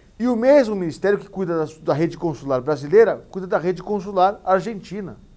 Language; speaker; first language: Portuguese; native; Portuguese